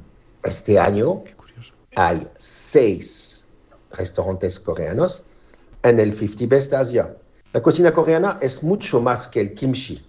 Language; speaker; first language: Spanish; non-native, fluent; French